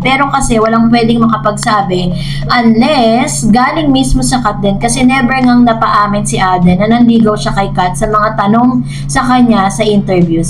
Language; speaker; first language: Filipino; native; Filipino